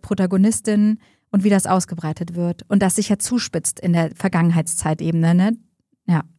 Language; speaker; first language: German; native; German